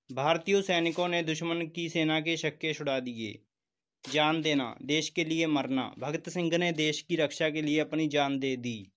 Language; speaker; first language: Hindi; non-native, local second language; Punjabi